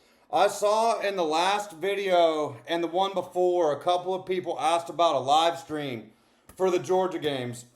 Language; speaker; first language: English; native; English